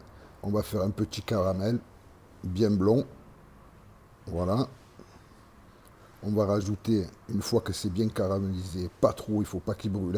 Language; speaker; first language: French; native; French